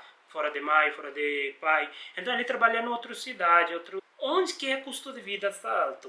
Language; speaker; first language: Portuguese; non-native, learner; Hindi